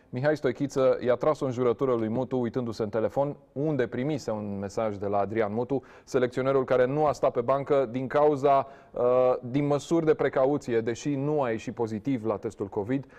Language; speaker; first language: Romanian; native; Romanian